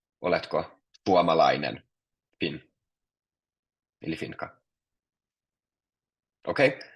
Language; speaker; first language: Finnish; non-native, fluent; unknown